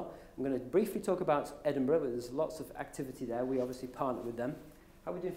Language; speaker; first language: English; native; English